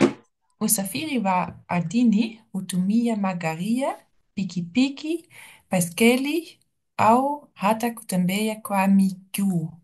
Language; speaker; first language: Swahili; non-native, learner; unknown